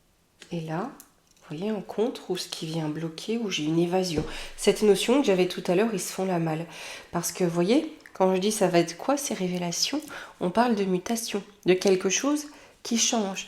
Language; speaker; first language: French; native; French